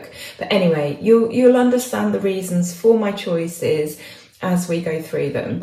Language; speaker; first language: English; native; English